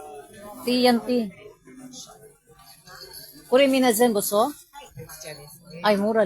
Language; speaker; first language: Japanese; non-native, learner; Filipino